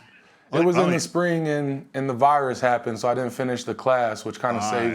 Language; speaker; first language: English; native; English